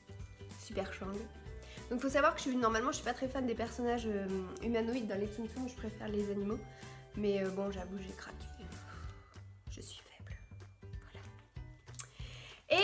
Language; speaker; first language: French; native; French